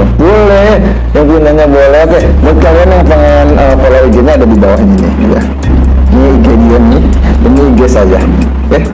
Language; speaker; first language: Indonesian; native; Indonesian